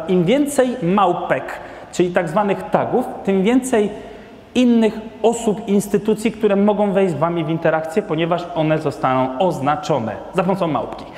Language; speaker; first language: Polish; non-native, fluent; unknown